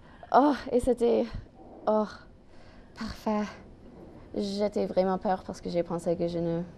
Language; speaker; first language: French; non-native, local second language; English